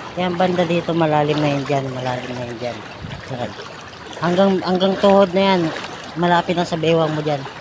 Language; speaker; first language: Filipino; native; Filipino